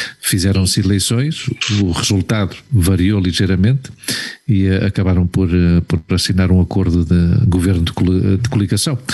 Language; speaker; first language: Portuguese; native; Portuguese